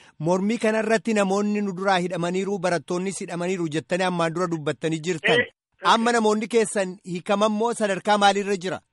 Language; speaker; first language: Oromo; native; Oromo